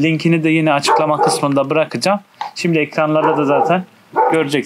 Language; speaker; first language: Turkish; native; Turkish